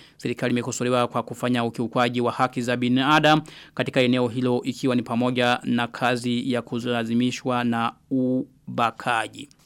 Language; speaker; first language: Swahili; non-native, local second language; Rundi